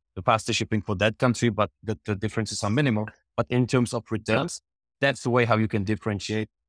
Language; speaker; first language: English; non-native, fluent; Czech